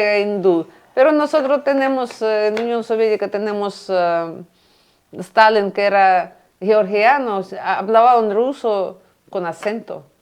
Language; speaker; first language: Spanish; non-native, fluent; Russian